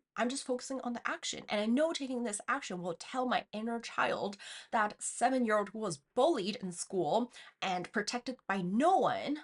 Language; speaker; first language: English; non-native, fluent; Chinese